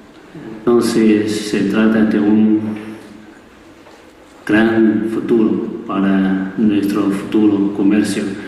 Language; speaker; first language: Spanish; non-native, learner; Chinese